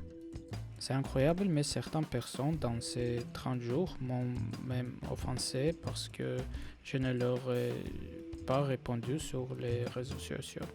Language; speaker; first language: French; non-native, learner; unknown